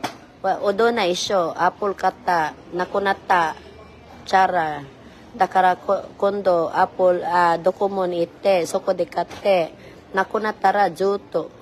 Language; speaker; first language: Japanese; non-native, learner; Filipino